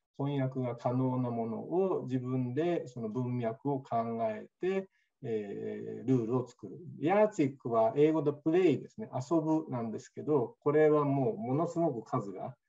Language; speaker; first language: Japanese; native; Japanese